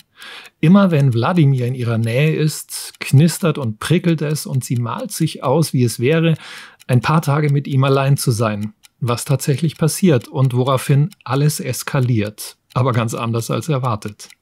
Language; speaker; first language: German; native; German